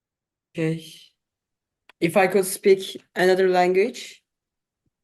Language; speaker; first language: English; non-native, learner; Turkish